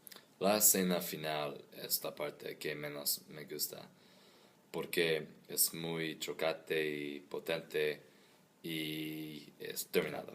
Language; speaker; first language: Spanish; non-native, learner; English